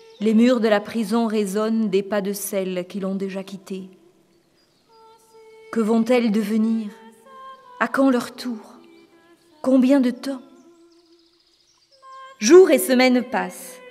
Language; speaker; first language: French; native; French